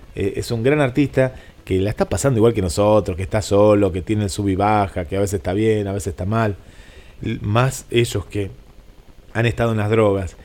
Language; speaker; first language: Spanish; native; Spanish